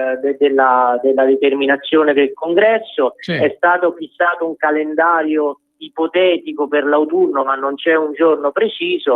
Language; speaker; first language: Italian; native; Italian